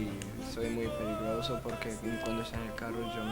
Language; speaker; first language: Spanish; non-native, learner; Italian